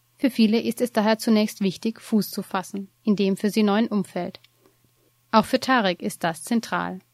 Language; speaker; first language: German; native; German